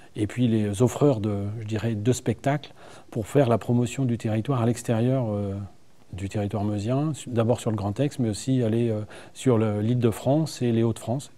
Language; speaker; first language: French; native; French